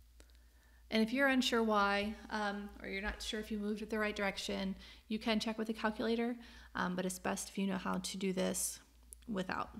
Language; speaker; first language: English; native; English